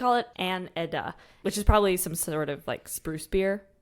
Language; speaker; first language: English; native; English